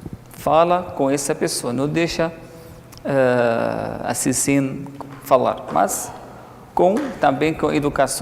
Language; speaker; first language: Portuguese; non-native, fluent; Arabic